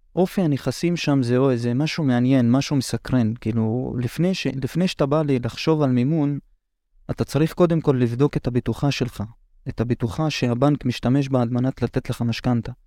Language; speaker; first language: Hebrew; non-native, local second language; Arabic